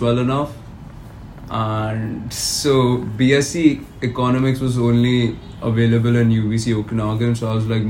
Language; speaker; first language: English; non-native, local second language; Hindi